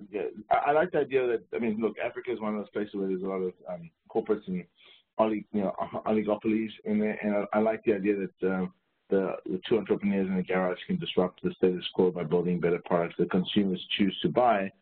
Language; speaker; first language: English; native; English